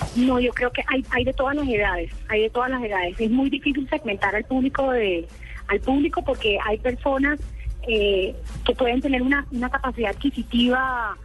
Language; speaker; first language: Spanish; native; Spanish